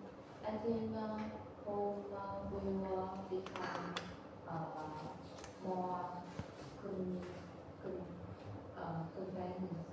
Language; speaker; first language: English; non-native, learner; Vietnamese